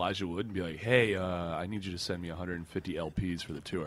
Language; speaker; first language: English; native; English